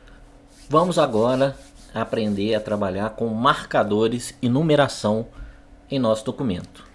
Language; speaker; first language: Portuguese; native; Portuguese